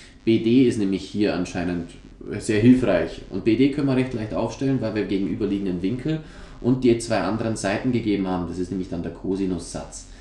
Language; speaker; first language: German; native; German